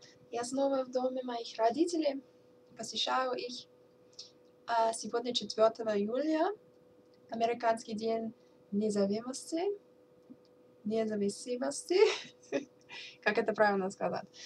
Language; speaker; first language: Russian; non-native, learner; English